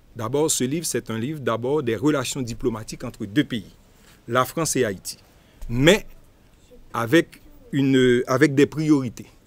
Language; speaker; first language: French; non-native, local second language; Haitian Creole